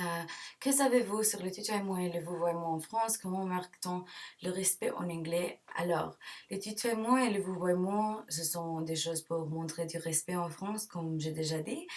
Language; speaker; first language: French; non-native, learner; English